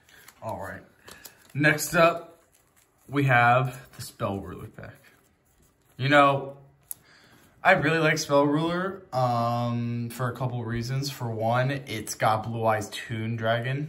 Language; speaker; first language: English; native; English